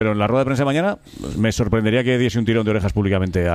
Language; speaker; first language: Spanish; native; Spanish